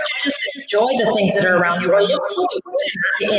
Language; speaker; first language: English; native; English